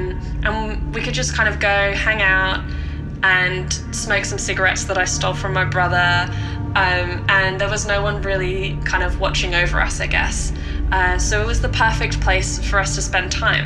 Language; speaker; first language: English; native; English